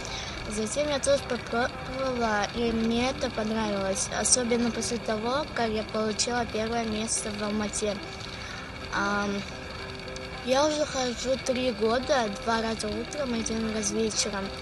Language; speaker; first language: Russian; non-native, local second language; Kazakh